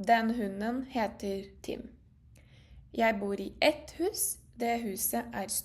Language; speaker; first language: Norwegian; non-native, fluent; Portuguese